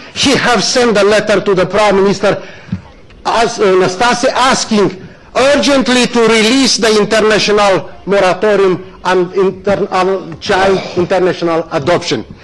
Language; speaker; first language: English; non-native, fluent; Romanian